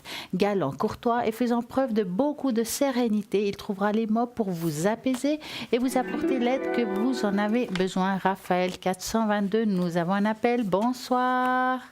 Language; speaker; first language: French; native; French